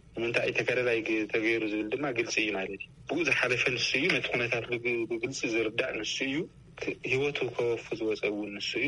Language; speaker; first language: Tigrinya; native; Tigrinya